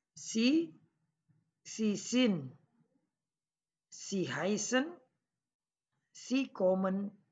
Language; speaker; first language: German; non-native, learner; Indonesian